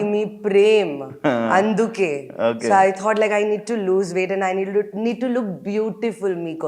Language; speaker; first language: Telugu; non-native, fluent; Hindi